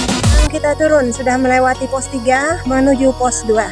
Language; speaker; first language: Indonesian; native; Indonesian